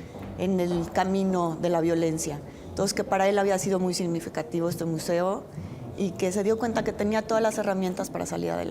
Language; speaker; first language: Spanish; native; Spanish